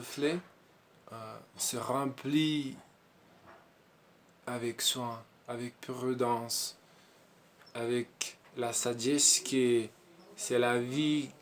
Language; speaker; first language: French; non-native, learner; Spanish